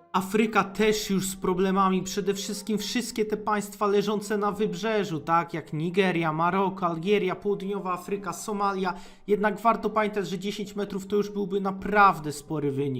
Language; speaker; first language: Polish; native; Polish